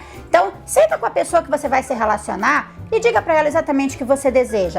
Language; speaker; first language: Portuguese; native; Portuguese